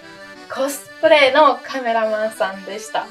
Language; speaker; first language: Japanese; non-native, fluent; Italian